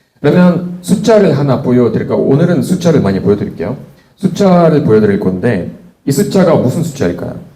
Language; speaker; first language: Korean; non-native, fluent; Russian